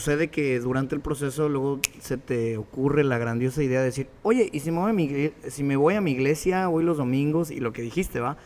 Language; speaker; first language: Spanish; native; Spanish